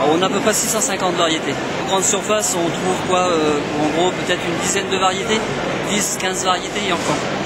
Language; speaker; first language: French; native; French